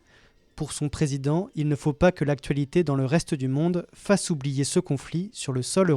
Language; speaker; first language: French; native; French